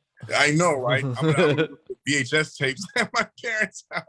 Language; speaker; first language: English; native; English